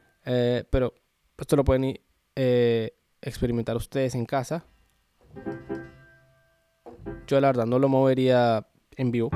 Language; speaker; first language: Spanish; native; Spanish